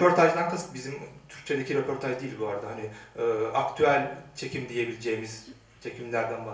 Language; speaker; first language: Turkish; native; Turkish